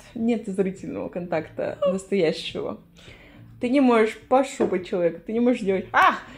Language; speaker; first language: Russian; non-native, fluent; Spanish